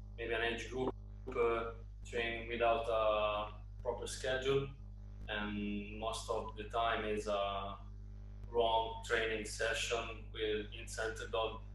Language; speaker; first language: English; non-native, learner; Italian